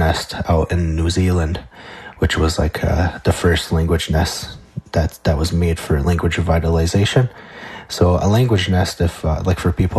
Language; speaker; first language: English; non-native, fluent; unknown